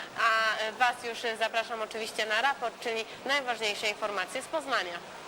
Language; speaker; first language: Polish; native; Polish